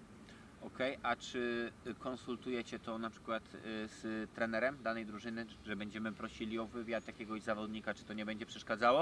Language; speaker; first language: Polish; native; Polish